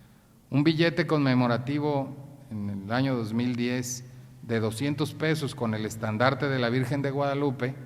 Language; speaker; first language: Spanish; native; Spanish